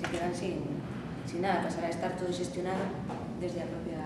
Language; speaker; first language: Spanish; non-native, local second language; Galician